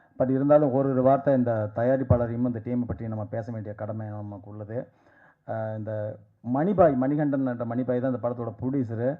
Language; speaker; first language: Tamil; native; Tamil